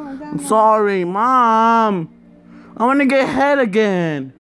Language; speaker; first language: English; early bilingual, other home language; Spanish